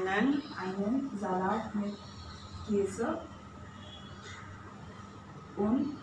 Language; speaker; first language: German; non-native, learner; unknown